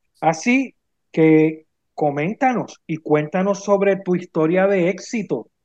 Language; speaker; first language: Spanish; native; Spanish